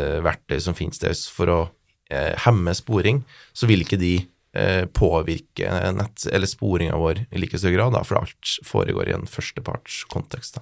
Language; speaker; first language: Norwegian; native; Norwegian